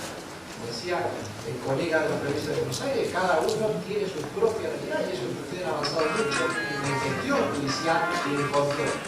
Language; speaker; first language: Spanish; native; Spanish